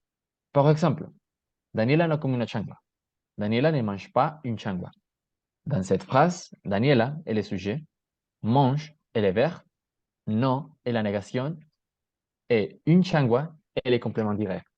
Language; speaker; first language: French; non-native, learner; Spanish